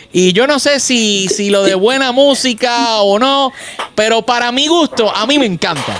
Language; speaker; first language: Spanish; native; Spanish